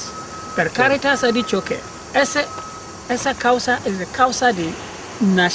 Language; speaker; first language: Spanish; non-native, learner; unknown